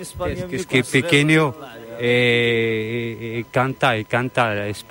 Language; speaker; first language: Spanish; non-native, learner; Arabic